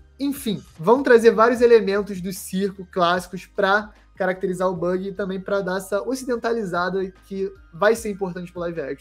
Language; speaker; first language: Portuguese; native; Portuguese